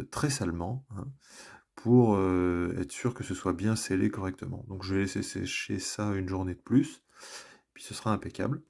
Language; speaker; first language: French; native; French